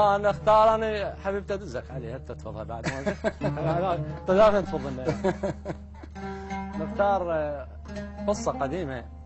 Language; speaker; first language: Arabic; native; Arabic